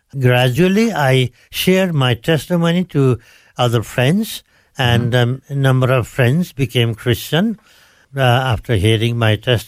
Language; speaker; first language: English; non-native, local second language; Nepali